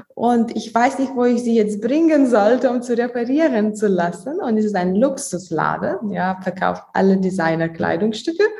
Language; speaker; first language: German; non-native, fluent; Lithuanian